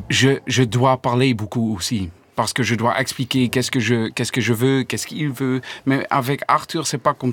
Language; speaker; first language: French; non-native, learner; Dutch